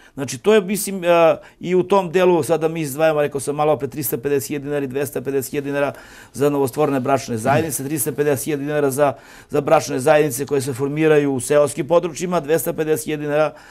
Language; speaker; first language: Serbian; native; Serbian